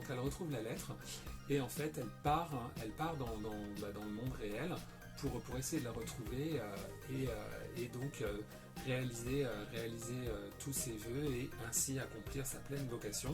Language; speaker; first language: French; native; French